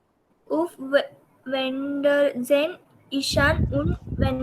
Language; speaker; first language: German; non-native, learner; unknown